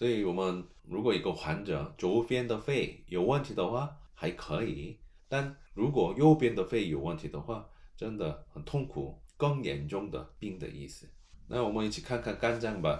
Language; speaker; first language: Chinese; non-native, learner; Korean